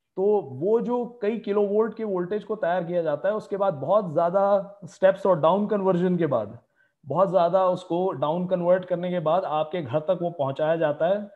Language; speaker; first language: Hindi; native; Hindi